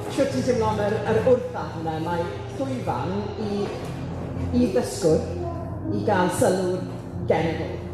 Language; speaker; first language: Welsh; non-native, local second language; English